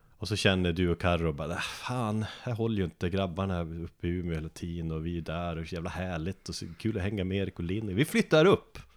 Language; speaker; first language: Swedish; native; Swedish